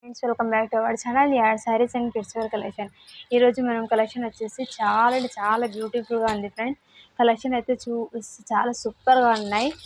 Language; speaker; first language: Telugu; non-native, local second language; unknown